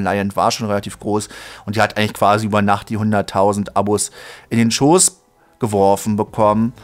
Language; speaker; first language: German; native; German